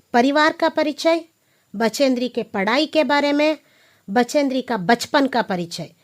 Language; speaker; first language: Hindi; non-native, local second language; Kannada